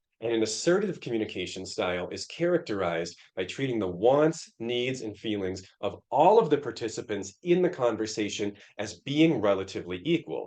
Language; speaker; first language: English; native; English